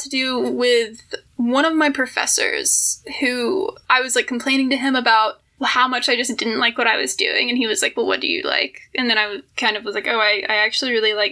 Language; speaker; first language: English; native; English